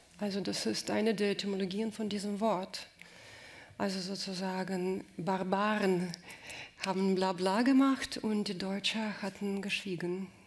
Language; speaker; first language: German; non-native, fluent; Russian